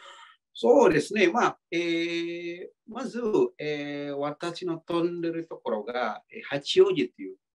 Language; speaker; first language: Japanese; non-native, fluent; Indonesian